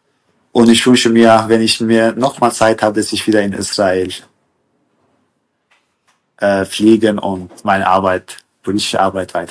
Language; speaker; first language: German; non-native, fluent; Kurdish